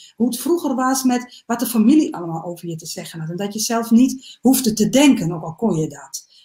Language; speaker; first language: Dutch; native; Dutch